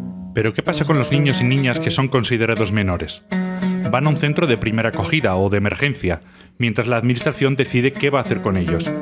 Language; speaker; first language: Spanish; native; Spanish